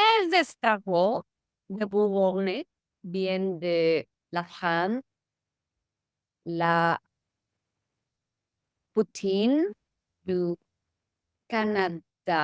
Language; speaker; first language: French; non-native, learner; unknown